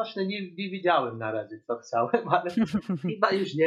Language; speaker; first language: Polish; non-native, fluent; Georgian